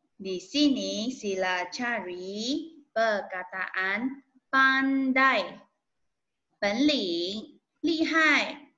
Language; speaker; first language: Malay; non-native, local second language; Chinese